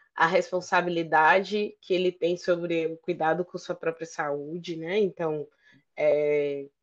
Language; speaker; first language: Portuguese; native; Portuguese